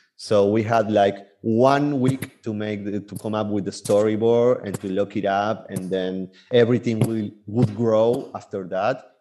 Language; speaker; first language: English; non-native, fluent; Spanish